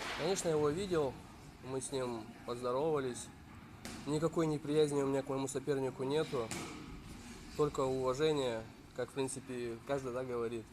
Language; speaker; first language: Russian; native; Russian